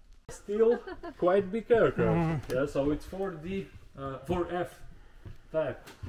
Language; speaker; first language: English; non-native, learner; Russian